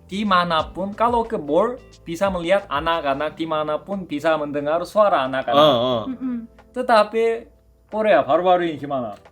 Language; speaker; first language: Indonesian; non-native, fluent; Korean